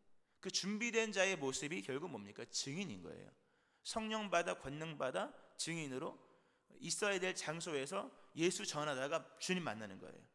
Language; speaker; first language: Korean; native; Korean